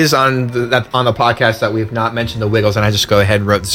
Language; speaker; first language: English; native; English